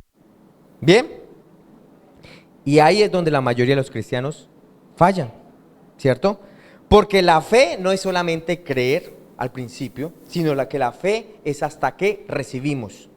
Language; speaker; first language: Spanish; native; Spanish